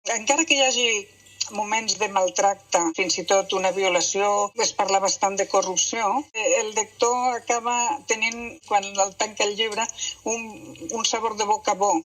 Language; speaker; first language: Catalan; non-native, local second language; Spanish